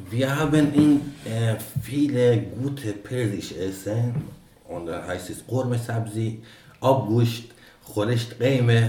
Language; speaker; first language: German; non-native, learner; Persian